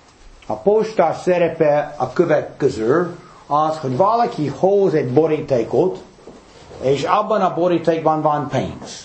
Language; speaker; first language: Hungarian; non-native, fluent; English